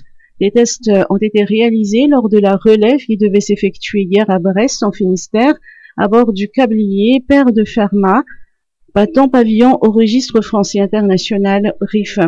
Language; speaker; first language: French; non-native, local second language; Malagasy